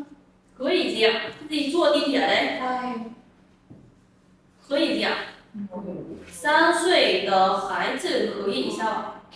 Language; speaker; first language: Chinese; non-native, fluent; Vietnamese